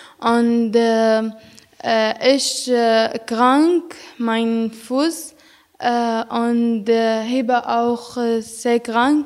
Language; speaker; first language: German; non-native, learner; Arabic